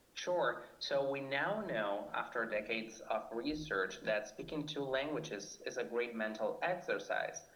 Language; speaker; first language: English; non-native, fluent; Spanish